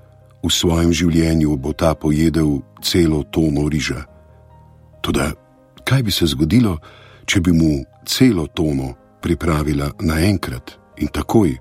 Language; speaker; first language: Slovenian; native; Slovenian